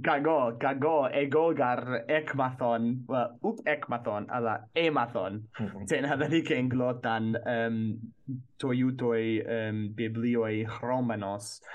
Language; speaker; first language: Greek; non-native, fluent; English